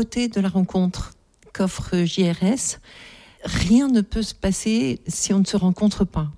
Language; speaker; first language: French; native; French